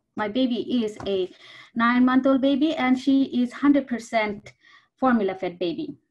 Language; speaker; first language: English; non-native, local second language; Bangla